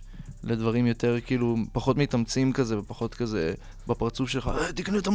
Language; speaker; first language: Hebrew; native; Hebrew